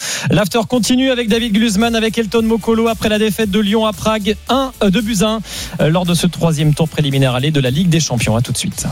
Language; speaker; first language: French; native; French